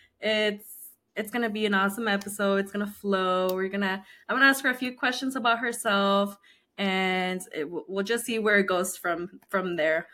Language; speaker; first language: English; early bilingual, other home language; Spanish